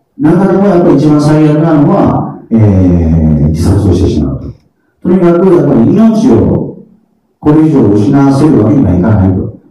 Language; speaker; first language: Japanese; native; Japanese